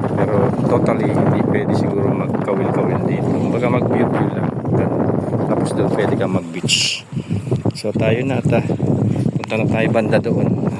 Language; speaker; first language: Filipino; non-native, local second language; Pampanga